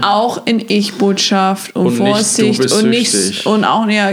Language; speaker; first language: German; non-native, fluent; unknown